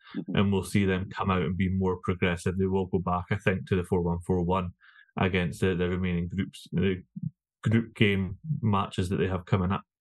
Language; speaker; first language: English; native; English